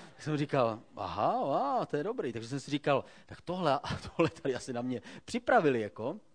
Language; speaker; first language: Czech; native; Czech